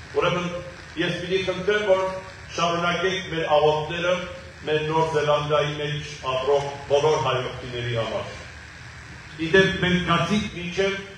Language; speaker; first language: Armenian; native; Armenian